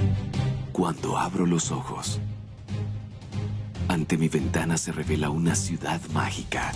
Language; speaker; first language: Spanish; native; Spanish